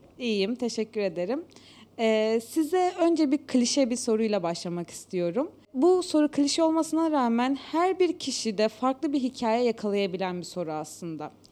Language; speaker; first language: Turkish; native; Turkish